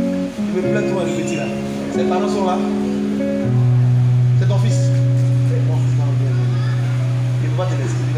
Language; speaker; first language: French; native; French